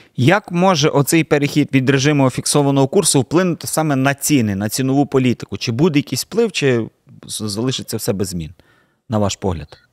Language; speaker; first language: Ukrainian; native; Ukrainian